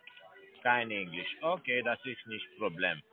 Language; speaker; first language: German; non-native, learner; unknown